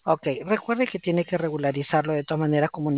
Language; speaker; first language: Spanish; native; Spanish